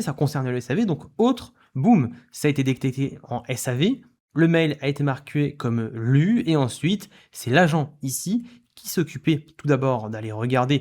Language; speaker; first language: French; native; French